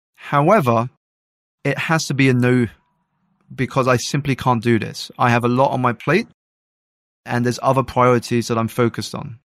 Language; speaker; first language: English; native; English